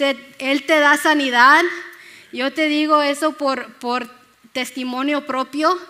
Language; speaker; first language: Spanish; early bilingual, other home language; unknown